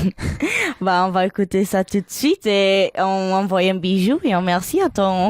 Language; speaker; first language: French; non-native, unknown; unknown